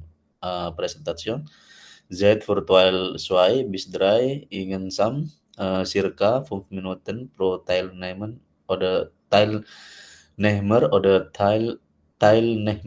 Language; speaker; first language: German; non-native, learner; Indonesian